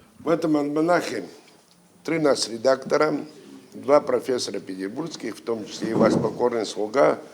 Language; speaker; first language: Russian; non-native, local second language; Abkhazian